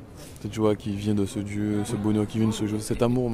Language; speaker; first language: French; native; French